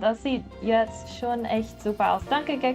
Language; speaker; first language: German; non-native, learner; English